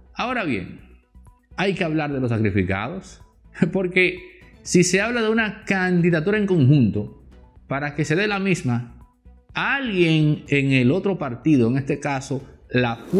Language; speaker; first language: Spanish; native; Spanish